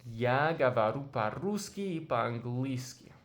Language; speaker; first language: Russian; non-native, learner; English